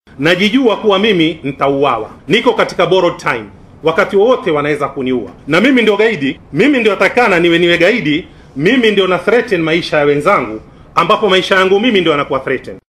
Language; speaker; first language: Swahili; native; Swahili